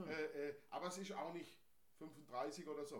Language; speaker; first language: German; native; German